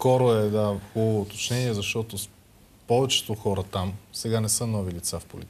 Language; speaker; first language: Bulgarian; native; Bulgarian